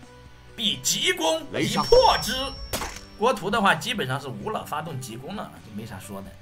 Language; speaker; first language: Chinese; native; Chinese